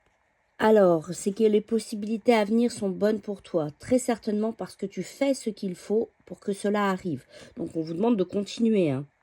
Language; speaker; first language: French; native; French